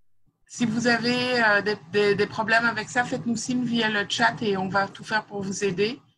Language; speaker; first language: French; native; French